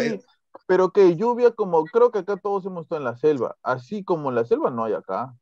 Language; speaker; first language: Spanish; native; Spanish